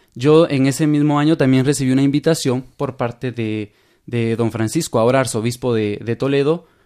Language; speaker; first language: Spanish; native; Spanish